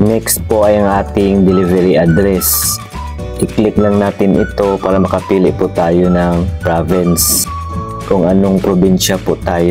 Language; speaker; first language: Filipino; native; Filipino